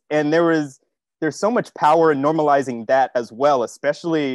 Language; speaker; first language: English; native; English